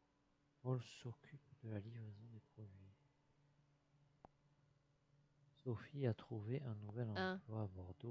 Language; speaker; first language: French; non-native, learner; English